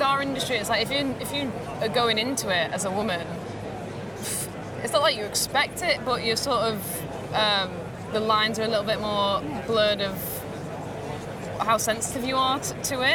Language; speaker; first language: English; native; English